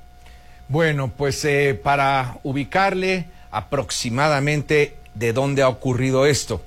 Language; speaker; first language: Spanish; native; Spanish